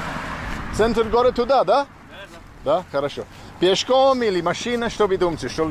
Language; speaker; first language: Russian; non-native, learner; English